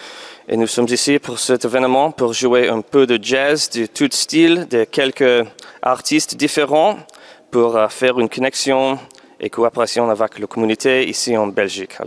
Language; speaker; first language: French; non-native, learner; English